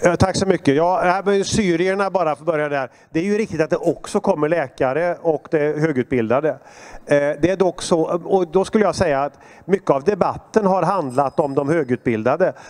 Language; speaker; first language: Swedish; native; Swedish